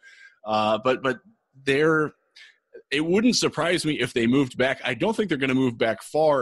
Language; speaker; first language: English; native; English